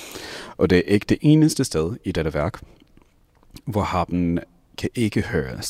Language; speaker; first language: Danish; non-native, fluent; English